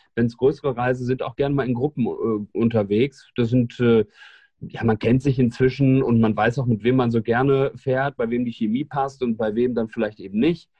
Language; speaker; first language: German; native; German